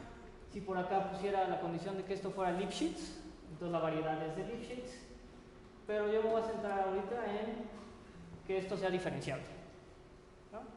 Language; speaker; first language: Spanish; native; Spanish